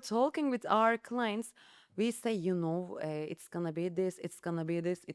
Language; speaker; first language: English; non-native, learner; Turkish